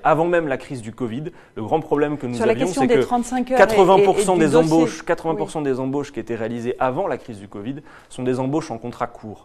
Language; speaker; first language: French; native; French